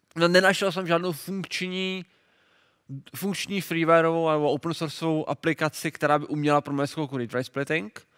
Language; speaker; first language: Czech; native; Czech